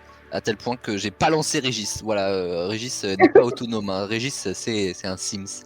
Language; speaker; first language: French; native; French